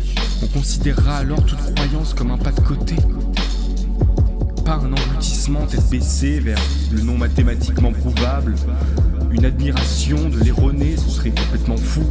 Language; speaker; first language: French; native; French